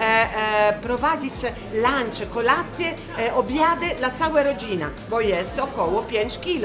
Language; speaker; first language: Polish; non-native, fluent; Italian